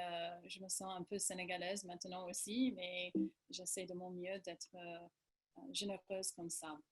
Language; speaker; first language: French; non-native, fluent; English